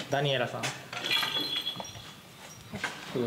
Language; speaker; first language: Japanese; native; Japanese